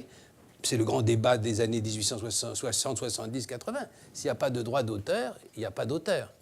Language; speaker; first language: French; native; French